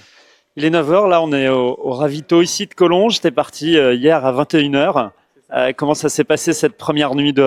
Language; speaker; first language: French; native; French